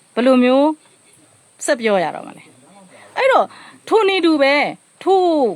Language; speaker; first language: Burmese; non-native, local second language; Mon